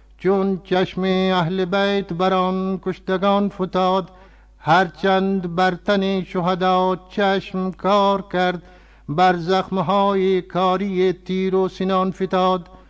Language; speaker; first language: Persian; non-native, fluent; Urdu